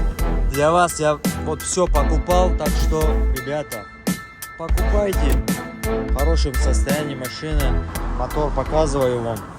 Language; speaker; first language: Russian; non-native, learner; Tajik